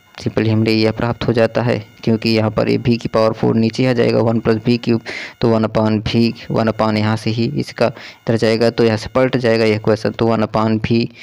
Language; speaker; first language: Hindi; native; Hindi